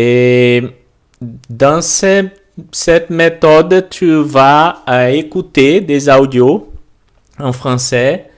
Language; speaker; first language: French; non-native, learner; Portuguese